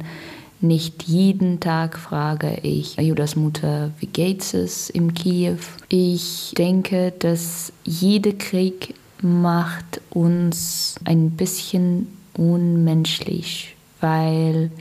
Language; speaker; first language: German; non-native, learner; Russian